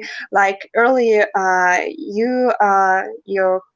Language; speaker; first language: English; non-native, learner; Russian